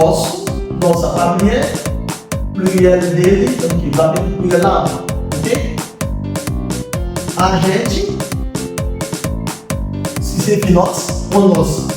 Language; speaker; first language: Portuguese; non-native, fluent; Haitian Creole